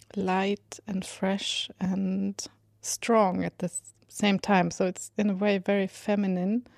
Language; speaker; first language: English; non-native, fluent; Swedish